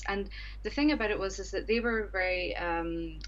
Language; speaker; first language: English; native; English